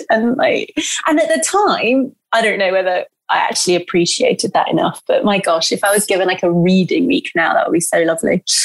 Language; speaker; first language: English; early bilingual, other home language; Portuguese